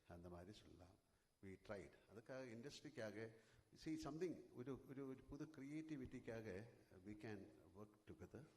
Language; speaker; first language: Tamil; non-native, learner; Malayalam